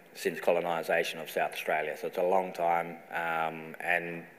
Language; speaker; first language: English; native; English